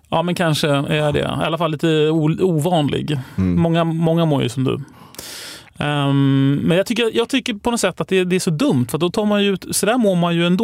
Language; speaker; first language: Swedish; native; Swedish